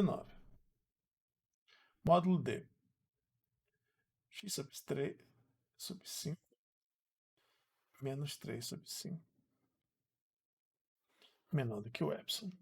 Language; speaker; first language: Portuguese; native; Portuguese